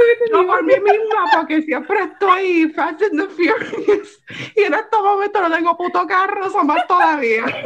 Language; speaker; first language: Spanish; early bilingual, heritage; Spanish